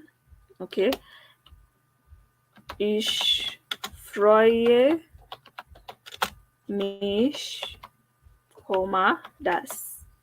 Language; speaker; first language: German; non-native, learner; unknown